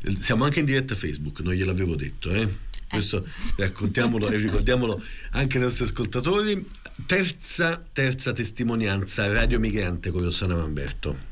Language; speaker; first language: Italian; native; Italian